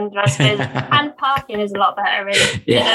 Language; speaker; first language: English; native; English